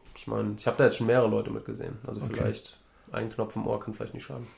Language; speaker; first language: German; native; German